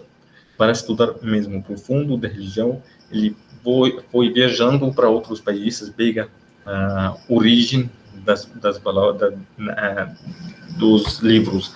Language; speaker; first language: Portuguese; non-native, fluent; Arabic